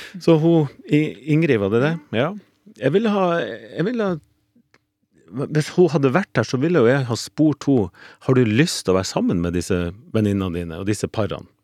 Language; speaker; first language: Norwegian; native; Norwegian